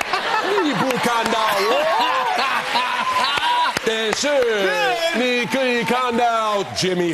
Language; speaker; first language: Chinese; non-native, learner; English